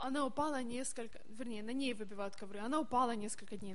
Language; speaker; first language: Russian; native; Russian